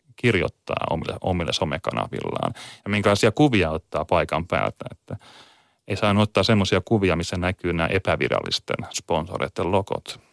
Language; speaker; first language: Finnish; native; Finnish